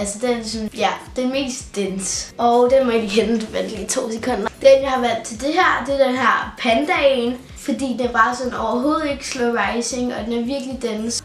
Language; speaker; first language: Danish; native; Danish